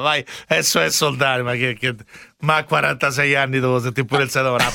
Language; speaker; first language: Italian; native; Italian